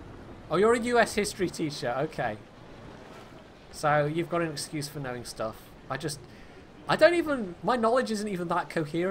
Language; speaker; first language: English; native; English